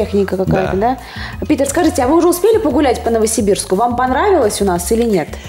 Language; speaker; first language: Russian; native; Russian